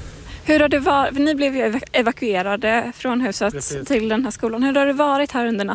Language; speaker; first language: Swedish; native; Swedish